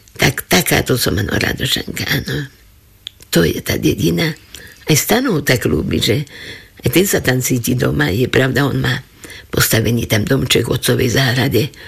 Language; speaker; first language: Slovak; native; Slovak